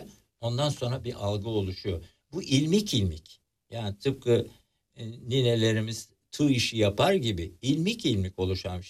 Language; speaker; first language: Turkish; native; Turkish